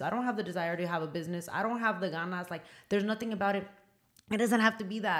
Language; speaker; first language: English; early bilingual, other home language; Spanish